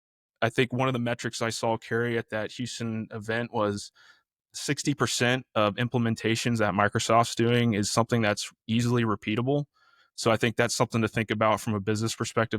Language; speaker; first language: English; native; English